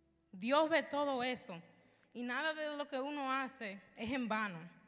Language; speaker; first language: Spanish; early bilingual, heritage; Spanish